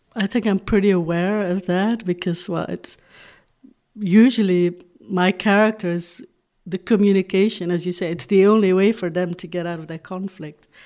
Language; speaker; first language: English; non-native, fluent; Dutch